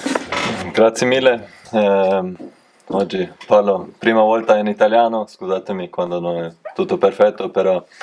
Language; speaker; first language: Italian; non-native, learner; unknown